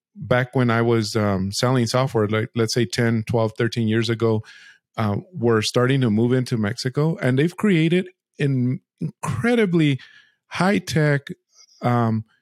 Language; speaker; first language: English; early bilingual, other home language; Spanish